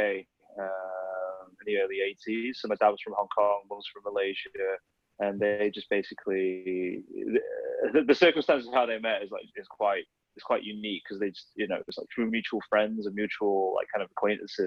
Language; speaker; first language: English; native; English